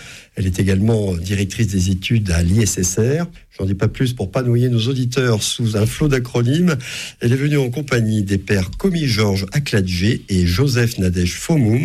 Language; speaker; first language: French; native; French